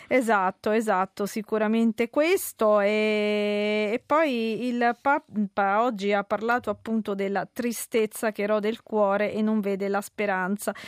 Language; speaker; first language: Italian; native; Italian